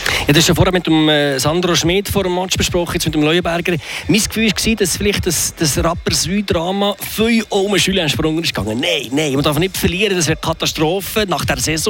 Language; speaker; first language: German; native; German